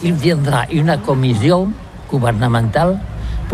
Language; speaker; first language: French; non-native, learner; Catalan